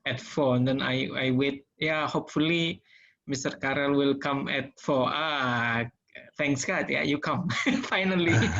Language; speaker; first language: English; non-native, learner; Indonesian